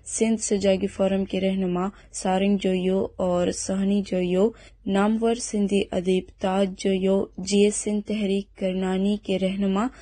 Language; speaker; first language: Urdu; non-native, local second language; Baluchi